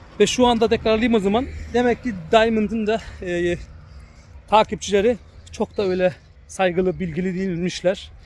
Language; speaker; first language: Turkish; early bilingual, heritage; Turkish